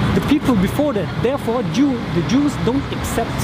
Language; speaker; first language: English; non-native, fluent; German